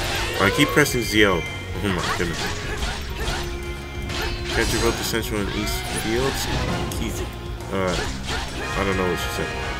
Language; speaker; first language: English; native; English